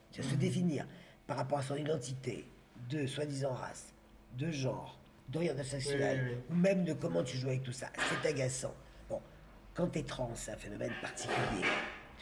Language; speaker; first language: French; native; French